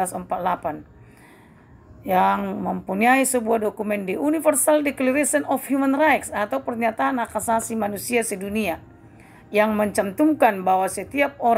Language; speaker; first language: Indonesian; native; Indonesian